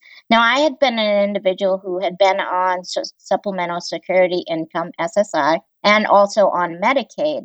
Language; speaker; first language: English; native; English